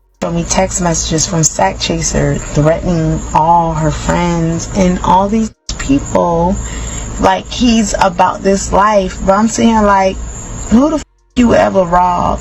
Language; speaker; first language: English; native; English